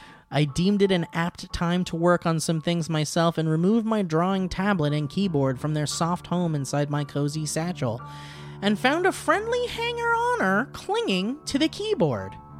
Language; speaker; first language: English; native; English